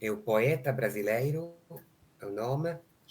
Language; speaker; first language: Portuguese; non-native, learner; Hungarian